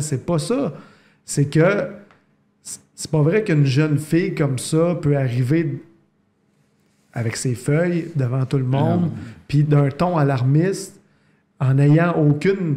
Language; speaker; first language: French; native; French